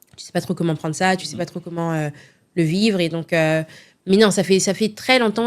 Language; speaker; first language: French; early bilingual, other home language; Lingala